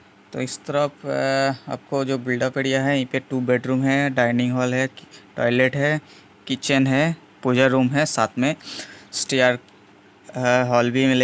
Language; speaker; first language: Hindi; non-native, local second language; Bangla